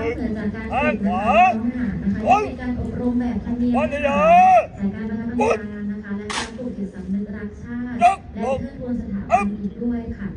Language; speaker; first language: Thai; native; Thai